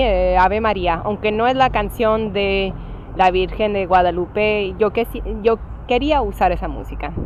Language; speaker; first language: Spanish; early bilingual, heritage; English